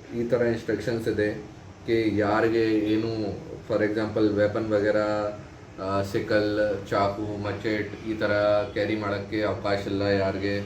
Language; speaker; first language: Kannada; non-native, fluent; Hindi